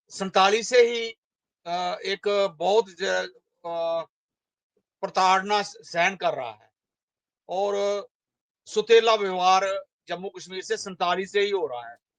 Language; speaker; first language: Hindi; non-native, local second language; Dogri